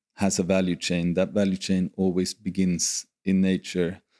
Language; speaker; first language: English; non-native, fluent; Swedish